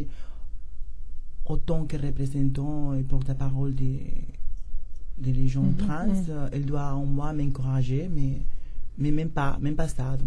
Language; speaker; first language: French; non-native, learner; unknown